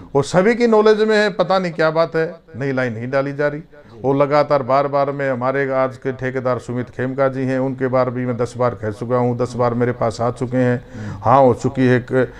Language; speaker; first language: Hindi; native; Hindi